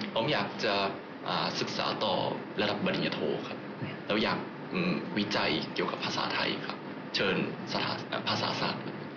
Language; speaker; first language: Thai; non-native, fluent; Japanese